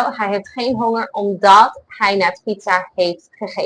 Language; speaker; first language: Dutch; non-native, fluent; English